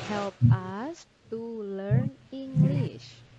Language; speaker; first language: English; non-native, fluent; Indonesian